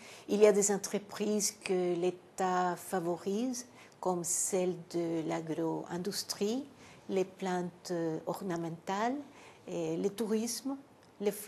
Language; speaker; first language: French; non-native, fluent; Spanish